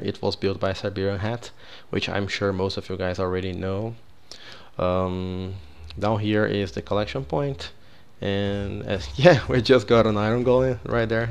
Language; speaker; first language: English; non-native, fluent; Portuguese